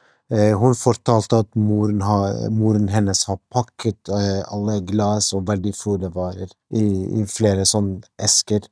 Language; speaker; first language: Norwegian; non-native, fluent; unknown